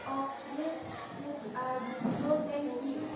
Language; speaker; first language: English; non-native, learner; Indonesian